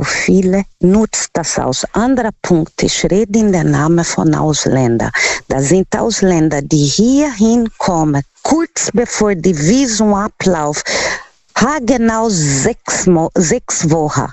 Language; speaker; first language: German; non-native, fluent; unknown